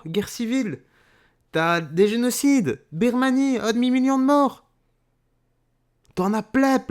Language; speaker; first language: French; native; French